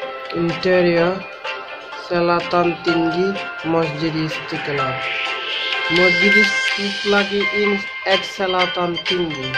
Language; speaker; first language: Indonesian; non-native, learner; Bangla